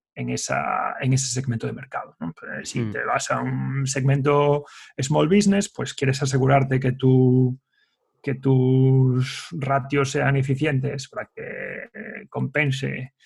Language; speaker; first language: Spanish; native; Spanish